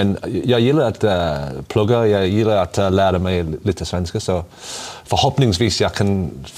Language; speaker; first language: Swedish; non-native, learner; English